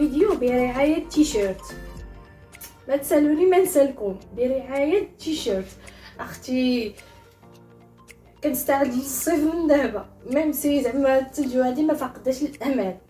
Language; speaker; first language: Arabic; native; Arabic